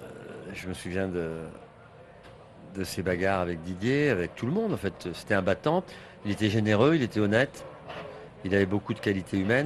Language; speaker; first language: French; native; French